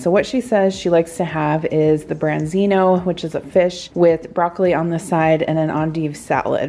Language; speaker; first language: English; native; English